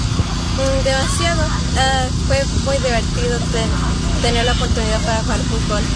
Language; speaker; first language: Spanish; early bilingual, other home language; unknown